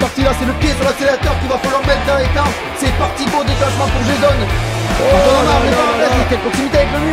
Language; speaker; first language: French; native; French